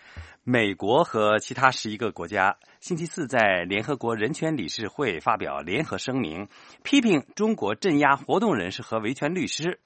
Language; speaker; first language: Chinese; native; Chinese